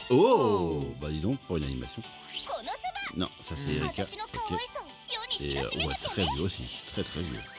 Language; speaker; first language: French; native; French